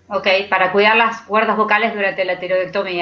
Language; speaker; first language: Spanish; native; Spanish